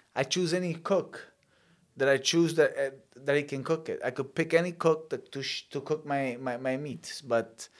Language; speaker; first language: English; early bilingual, other home language; Italian